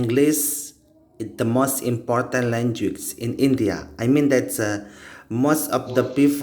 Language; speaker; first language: English; non-native, learner; Indonesian